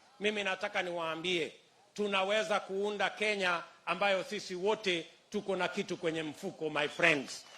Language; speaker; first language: Swahili; non-native, local second language; Kalenjin